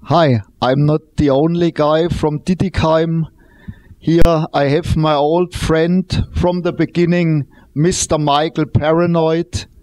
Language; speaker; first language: English; non-native, fluent; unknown